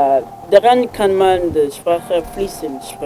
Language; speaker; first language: German; non-native, learner; Yoruba